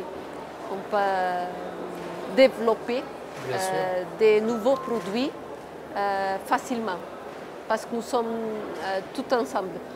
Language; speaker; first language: French; non-native, fluent; Portuguese